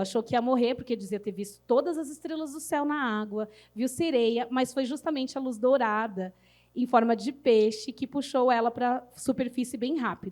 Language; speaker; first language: Portuguese; native; Portuguese